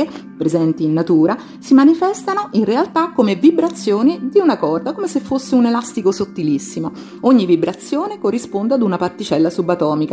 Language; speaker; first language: Italian; native; Italian